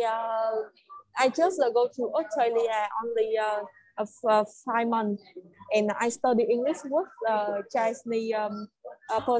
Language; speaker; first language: English; non-native, learner; Vietnamese